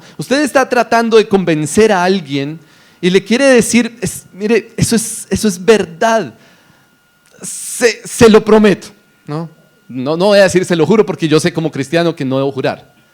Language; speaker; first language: Spanish; native; Spanish